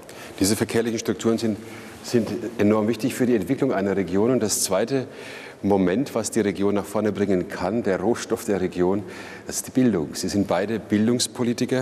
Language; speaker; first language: German; native; German